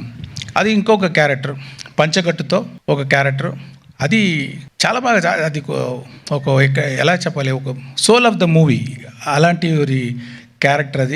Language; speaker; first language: Telugu; non-native, local second language; Tamil